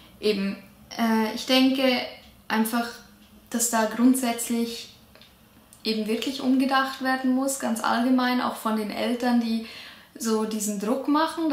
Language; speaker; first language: German; native; German